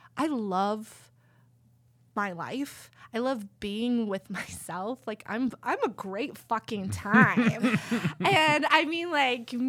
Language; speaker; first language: English; native; English